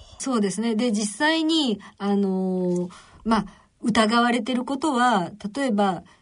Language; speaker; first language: Japanese; native; Japanese